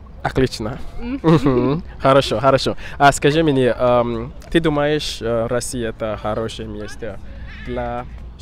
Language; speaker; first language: Russian; non-native, learner; English